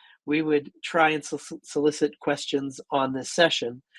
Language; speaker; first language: English; native; English